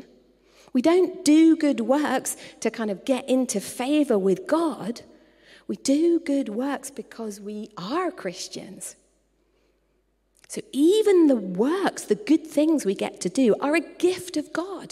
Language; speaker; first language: English; native; English